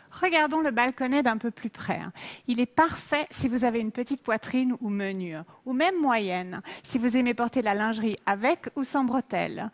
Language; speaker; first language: French; native; French